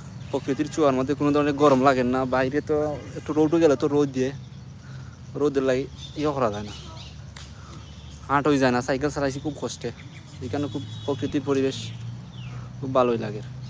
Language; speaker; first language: Bangla; native; Bangla